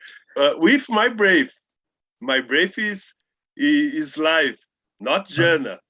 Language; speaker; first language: English; non-native, learner; Portuguese